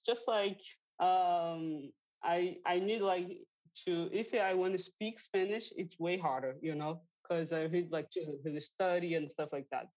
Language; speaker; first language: English; non-native, fluent; Portuguese